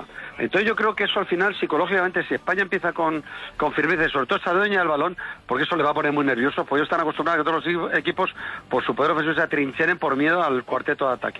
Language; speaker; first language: Spanish; native; Spanish